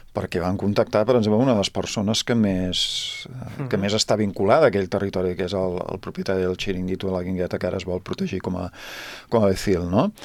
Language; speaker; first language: Catalan; native; Catalan